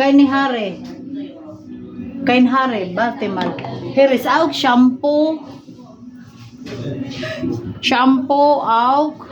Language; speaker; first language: German; non-native, learner; Cebuano